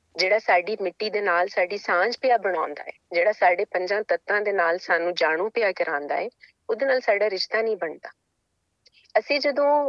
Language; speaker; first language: Punjabi; native; Punjabi